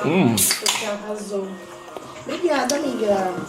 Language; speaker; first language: Portuguese; native; Portuguese